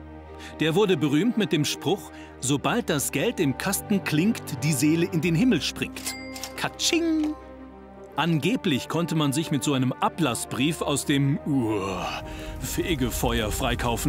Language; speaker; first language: German; native; German